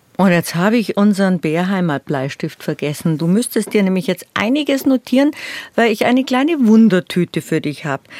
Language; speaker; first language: German; native; German